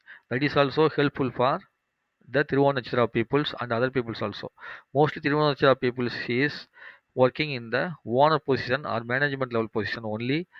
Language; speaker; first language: English; non-native, local second language; Tamil